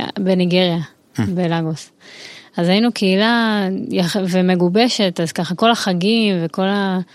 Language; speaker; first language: Hebrew; early bilingual, heritage; Hebrew